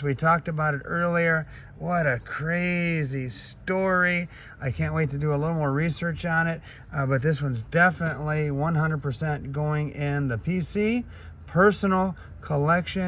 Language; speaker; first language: English; native; English